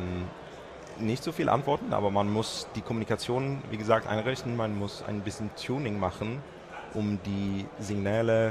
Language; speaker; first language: German; non-native, fluent; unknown